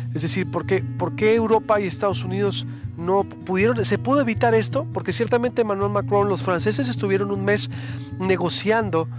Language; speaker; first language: Spanish; non-native, fluent; Ukrainian